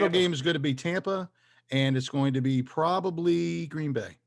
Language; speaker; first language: English; native; English